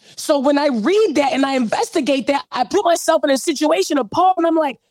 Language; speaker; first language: English; native; English